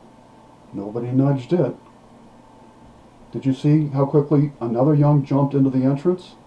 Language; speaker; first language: English; native; English